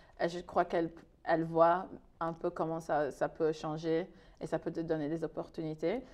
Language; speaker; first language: French; non-native, fluent; English